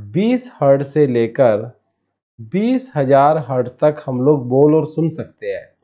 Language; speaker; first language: Hindi; non-native, local second language; Punjabi